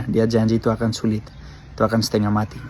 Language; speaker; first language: Indonesian; early bilingual, other home language; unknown